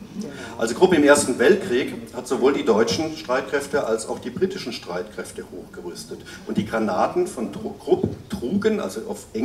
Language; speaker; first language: German; native; German